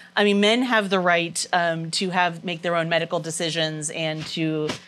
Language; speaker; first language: English; native; English